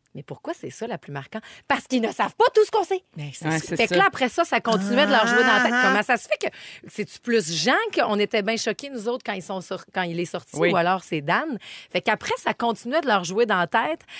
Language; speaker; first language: French; native; French